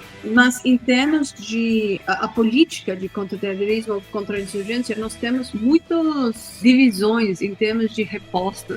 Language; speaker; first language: Portuguese; non-native, fluent; Hindi